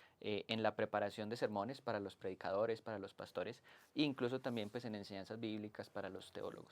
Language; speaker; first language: Spanish; native; Spanish